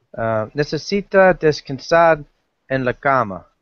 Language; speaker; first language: Spanish; non-native, learner; English